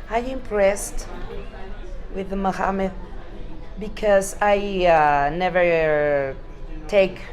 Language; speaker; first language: English; non-native, learner; Spanish